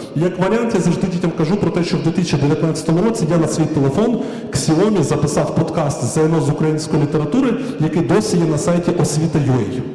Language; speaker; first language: Ukrainian; native; Ukrainian